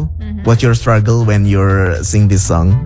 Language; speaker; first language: English; non-native, learner; Indonesian